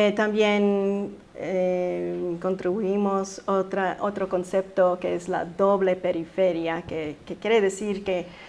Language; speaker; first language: Spanish; early bilingual, heritage; Spanish